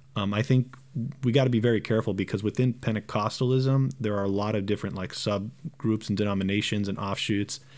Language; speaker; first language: English; early bilingual, other home language; Romanian